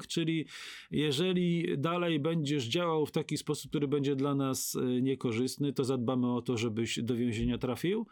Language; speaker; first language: Polish; native; Polish